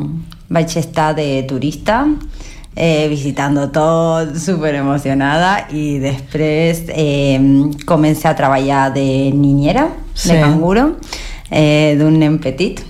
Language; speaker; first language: Catalan; non-native, learner; Spanish